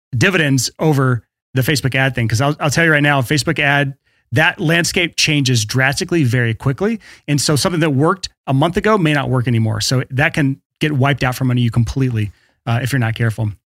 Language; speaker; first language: English; native; English